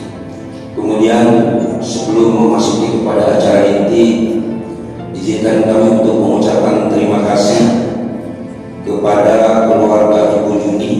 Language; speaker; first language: Indonesian; native; Indonesian